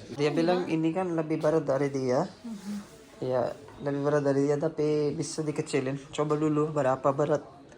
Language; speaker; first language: Indonesian; non-native, learner; Urdu